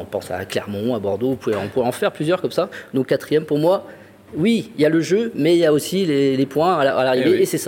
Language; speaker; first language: French; native; French